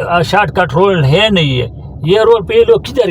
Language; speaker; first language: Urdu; non-native, local second language; Pashto